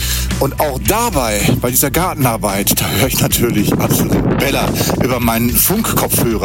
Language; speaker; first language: German; native; German